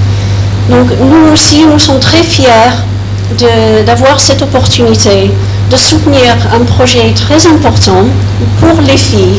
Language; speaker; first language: French; non-native, fluent; English